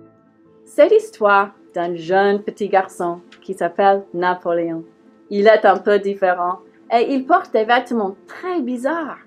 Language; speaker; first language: French; non-native, learner; English